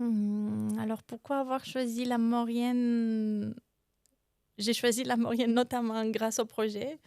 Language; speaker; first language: French; non-native, fluent; Romanian